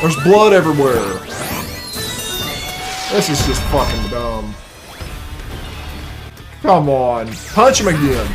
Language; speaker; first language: English; native; English